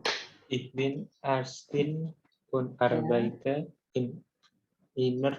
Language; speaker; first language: German; non-native, learner; Indonesian